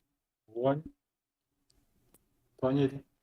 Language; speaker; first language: Russian; non-native, local second language; Yakut